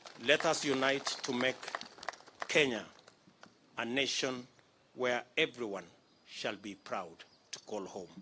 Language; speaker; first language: English; non-native, local second language; Kalenjin